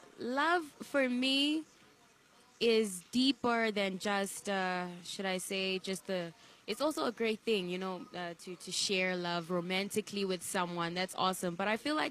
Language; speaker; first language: English; non-native, local second language; Shona